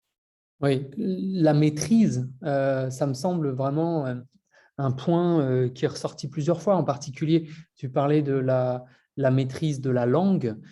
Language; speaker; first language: French; native; French